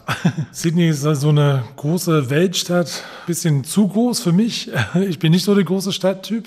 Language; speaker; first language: German; non-native, fluent; English